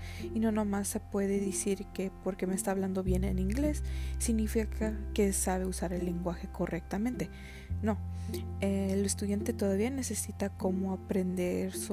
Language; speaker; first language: Spanish; early bilingual, heritage; Spanish